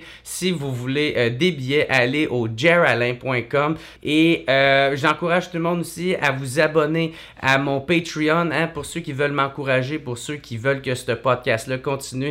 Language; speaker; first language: French; native; French